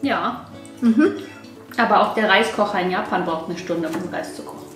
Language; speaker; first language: German; native; German